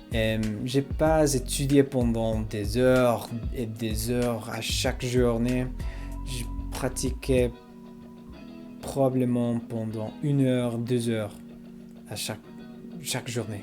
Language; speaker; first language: French; non-native, learner; English